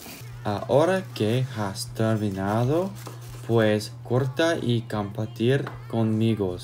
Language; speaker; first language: Spanish; non-native, learner; English